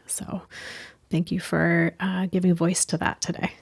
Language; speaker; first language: English; native; English